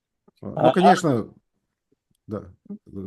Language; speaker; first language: Russian; native; Russian